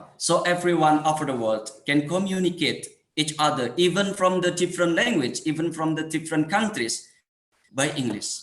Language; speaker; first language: English; non-native, fluent; Indonesian